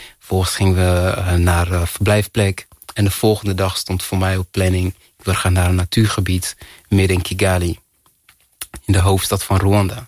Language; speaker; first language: Dutch; early bilingual, other home language; Kinyarwanda